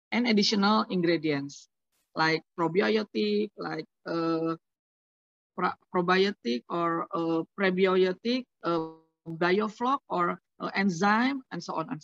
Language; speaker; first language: English; non-native, learner; Indonesian